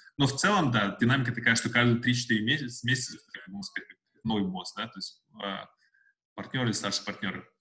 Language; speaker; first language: Russian; native; Russian